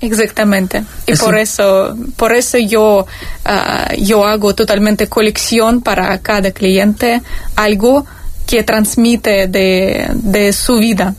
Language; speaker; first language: Spanish; non-native, fluent; Russian